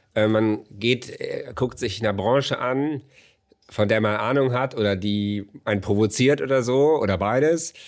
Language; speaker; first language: German; native; German